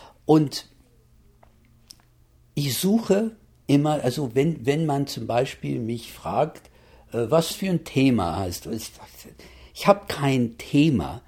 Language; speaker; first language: German; non-native, fluent; English